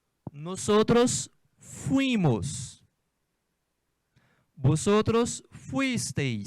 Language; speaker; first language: Spanish; non-native, fluent; Portuguese